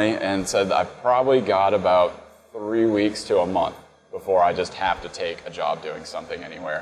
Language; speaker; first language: English; native; English